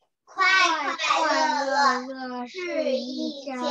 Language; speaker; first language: Chinese; early bilingual, heritage; Chinese